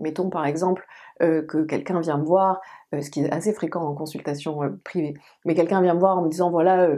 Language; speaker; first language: French; native; French